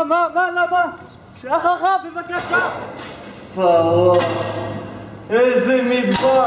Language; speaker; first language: Hebrew; non-native, learner; French